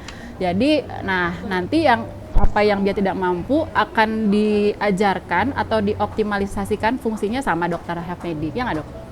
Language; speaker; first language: Indonesian; native; Indonesian